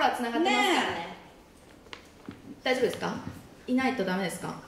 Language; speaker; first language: Japanese; native; Japanese